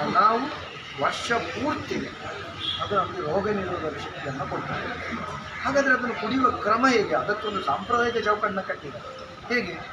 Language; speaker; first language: Kannada; non-native, local second language; Tulu